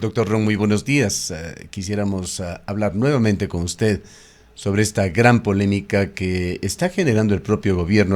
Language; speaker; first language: Spanish; native; Spanish